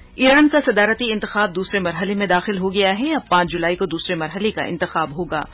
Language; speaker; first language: Urdu; native; Urdu